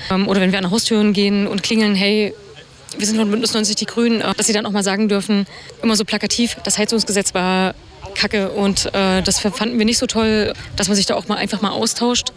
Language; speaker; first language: German; native; German